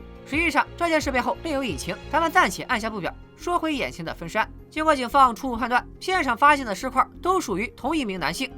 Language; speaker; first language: Chinese; native; Chinese